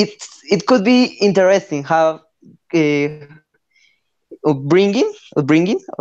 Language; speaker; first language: English; non-native, learner; Spanish